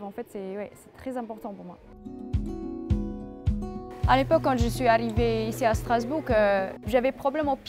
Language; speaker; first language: French; non-native, fluent; Indonesian